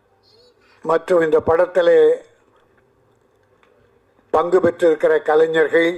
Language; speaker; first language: Tamil; native; Tamil